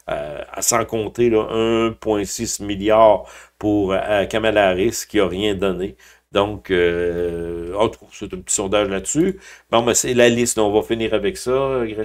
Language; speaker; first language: French; native; French